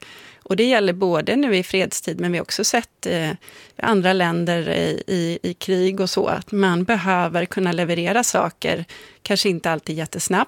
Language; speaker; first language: Swedish; native; Swedish